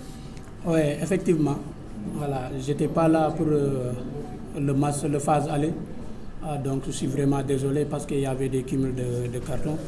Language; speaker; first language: French; non-native, local second language; Arabic